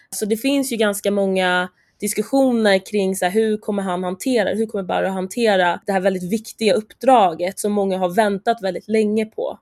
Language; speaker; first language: Swedish; native; Swedish